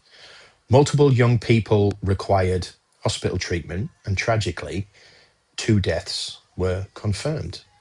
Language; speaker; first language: English; native; English